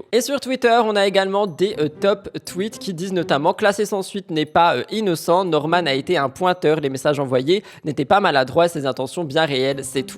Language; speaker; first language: French; native; French